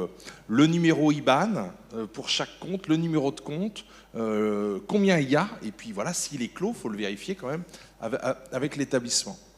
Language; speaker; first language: French; native; French